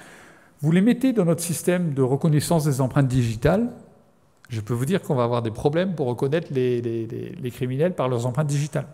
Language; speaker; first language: French; native; French